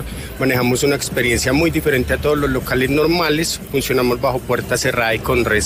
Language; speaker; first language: Spanish; native; Spanish